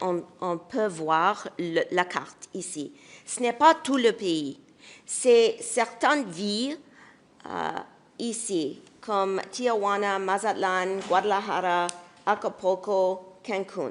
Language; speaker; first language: French; non-native, local second language; English